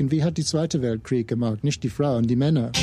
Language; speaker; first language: German; non-native, fluent; English